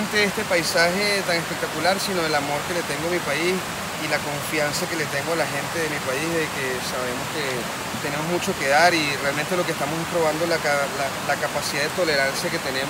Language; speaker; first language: Spanish; native; Spanish